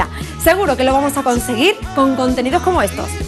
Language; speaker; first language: Spanish; native; Spanish